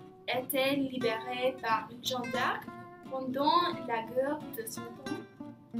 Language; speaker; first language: French; non-native, learner; English